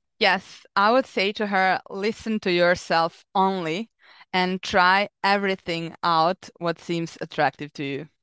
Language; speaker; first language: English; non-native, fluent; Serbian